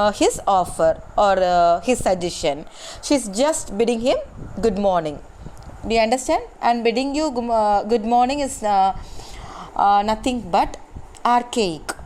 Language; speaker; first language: English; non-native, local second language; Tamil